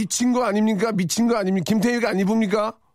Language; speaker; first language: Korean; native; Korean